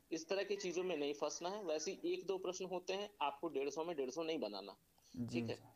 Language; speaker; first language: Hindi; native; Hindi